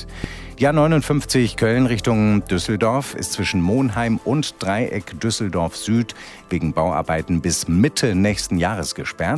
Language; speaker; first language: German; native; German